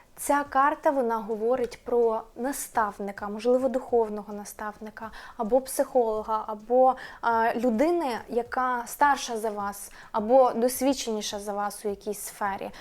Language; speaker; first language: Ukrainian; non-native, local second language; Russian